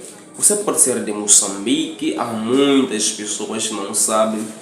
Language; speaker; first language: Portuguese; non-native, local second language; Tsonga